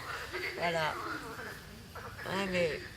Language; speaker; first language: French; native; French